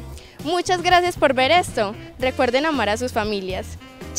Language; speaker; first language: Spanish; native; Spanish